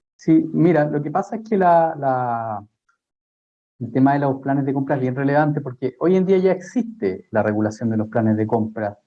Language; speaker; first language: Spanish; native; Spanish